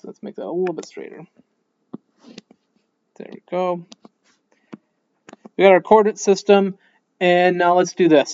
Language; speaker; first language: English; native; English